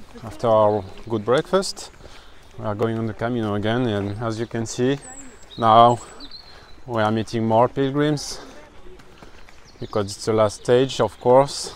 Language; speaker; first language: English; non-native, fluent; French